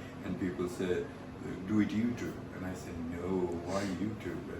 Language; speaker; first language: English; non-native, local second language; Bangla